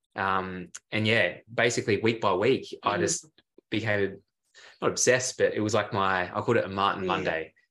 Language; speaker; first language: English; native; English